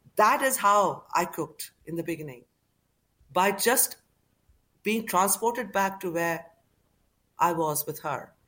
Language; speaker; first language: English; non-native, local second language; Urdu